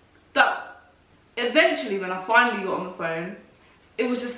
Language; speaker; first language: English; native; English